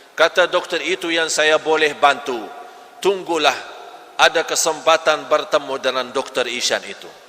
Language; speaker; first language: Malay; non-native, fluent; Arabic